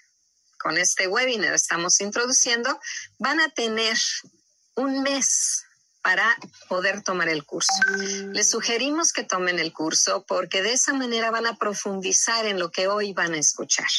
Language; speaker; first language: Spanish; native; Spanish